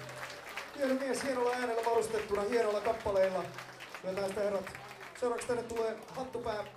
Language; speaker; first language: Finnish; native; Finnish